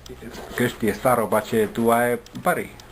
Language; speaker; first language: Bulgarian; non-native, learner; Finnish